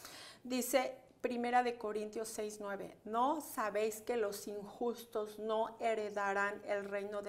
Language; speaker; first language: Spanish; native; Spanish